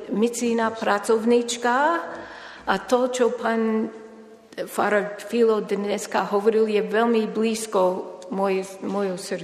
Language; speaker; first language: Slovak; non-native, fluent; English